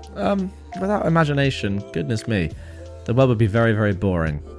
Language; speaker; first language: English; native; English